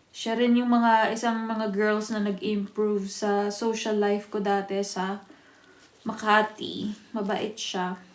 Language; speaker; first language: Filipino; native; Filipino